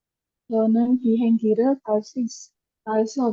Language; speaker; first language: Korean; non-native, learner; Indonesian